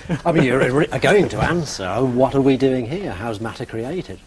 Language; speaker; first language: English; native; English